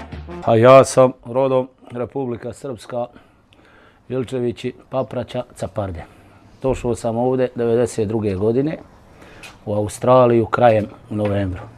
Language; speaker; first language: Bosnian; native; Bosnian